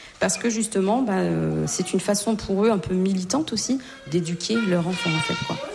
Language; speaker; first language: French; native; French